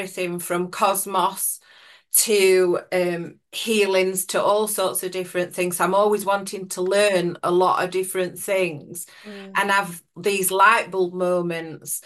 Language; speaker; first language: English; native; English